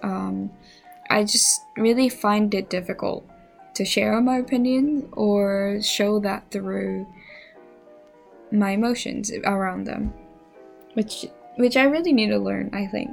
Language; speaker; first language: English; non-native, fluent; Japanese